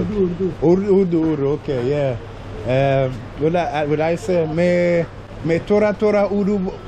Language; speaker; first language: English; native; English